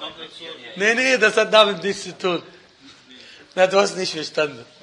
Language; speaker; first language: German; non-native, fluent; Arabic